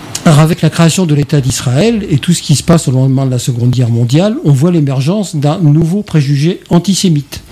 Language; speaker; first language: French; native; French